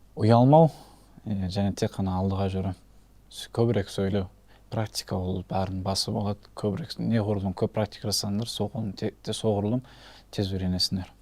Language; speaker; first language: Kazakh; non-native, local second language; Turkish